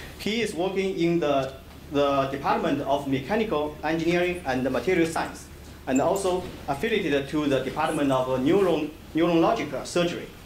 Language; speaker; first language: English; non-native, fluent; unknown